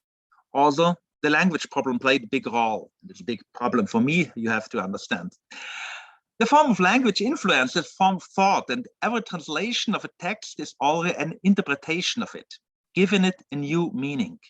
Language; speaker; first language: English; non-native, fluent; German